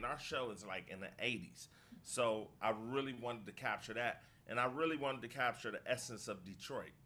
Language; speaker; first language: English; native; English